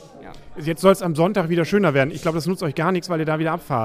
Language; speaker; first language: German; native; German